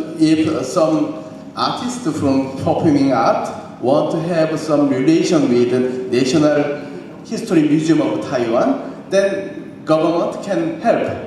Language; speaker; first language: English; non-native, learner; Korean